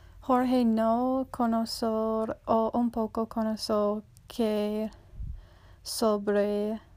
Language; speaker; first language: Spanish; non-native, learner; English